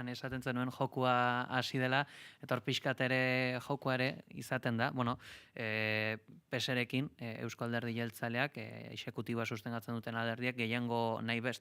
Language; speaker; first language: Basque; native; Basque